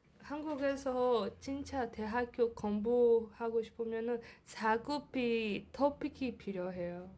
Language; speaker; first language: Korean; non-native, learner; Portuguese